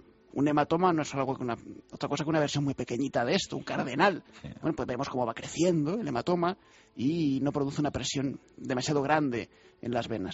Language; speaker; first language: Spanish; native; Spanish